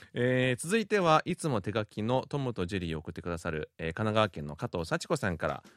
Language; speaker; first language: Japanese; non-native, fluent; Korean